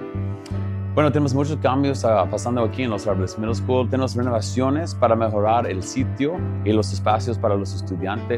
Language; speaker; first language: Spanish; non-native, fluent; English